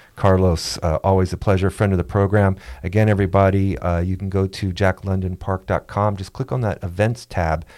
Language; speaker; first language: English; native; English